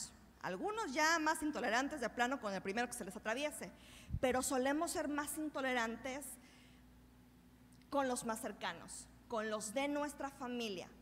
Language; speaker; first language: Spanish; native; Spanish